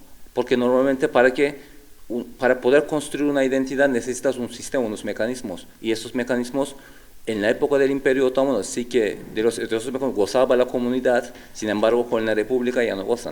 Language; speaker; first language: Spanish; non-native, fluent; Turkish